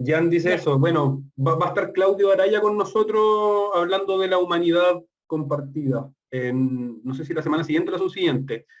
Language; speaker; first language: Spanish; native; Spanish